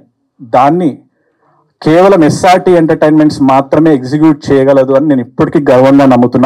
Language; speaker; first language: Telugu; native; Telugu